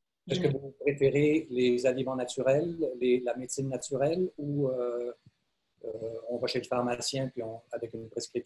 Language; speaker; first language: French; native; French